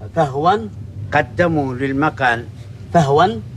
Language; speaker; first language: Arabic; native; Arabic